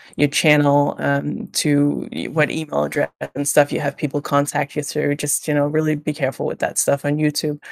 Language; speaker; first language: English; non-native, fluent; Danish